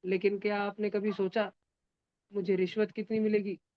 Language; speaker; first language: Hindi; non-native, local second language; Marathi